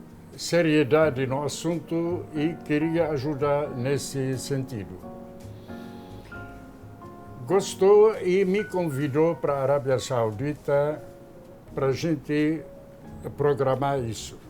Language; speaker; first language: Portuguese; non-native, fluent; Arabic